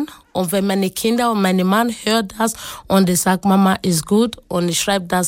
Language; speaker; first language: German; non-native, learner; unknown